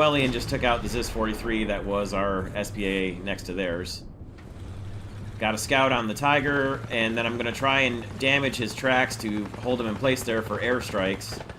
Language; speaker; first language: English; native; English